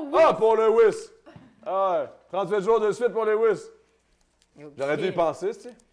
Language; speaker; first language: French; native; French